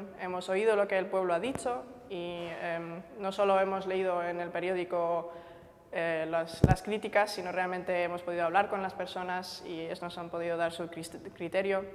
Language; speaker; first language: Spanish; non-native, fluent; German